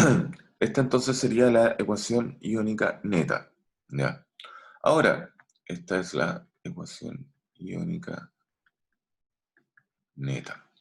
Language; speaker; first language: Spanish; native; Spanish